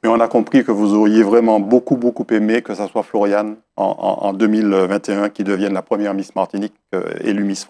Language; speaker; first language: French; native; French